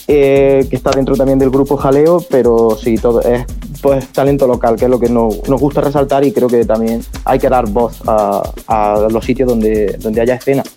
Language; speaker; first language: Spanish; native; Spanish